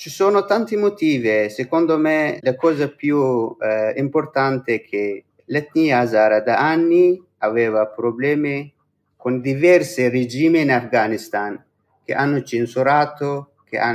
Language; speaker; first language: Italian; non-native, fluent; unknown